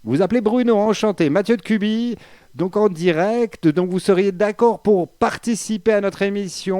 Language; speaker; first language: French; native; French